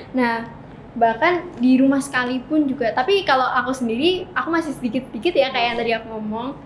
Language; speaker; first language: Indonesian; native; Indonesian